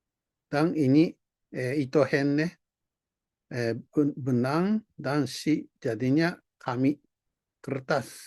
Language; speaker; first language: Indonesian; non-native, fluent; Japanese